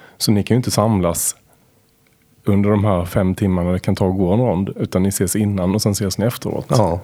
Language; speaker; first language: Swedish; native; Swedish